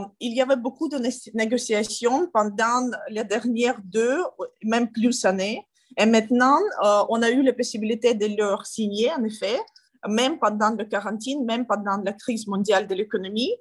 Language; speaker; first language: French; non-native, learner; Ukrainian